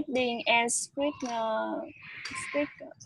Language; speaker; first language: English; non-native, learner; Vietnamese